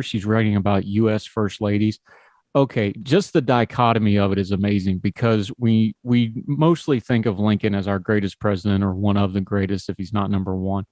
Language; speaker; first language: English; native; English